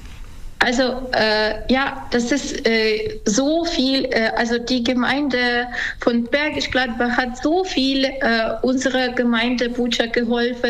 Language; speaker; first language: German; non-native, fluent; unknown